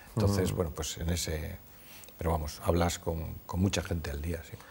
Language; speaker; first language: Spanish; native; Spanish